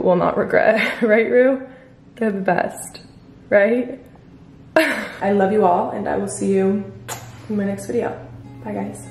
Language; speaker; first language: English; native; English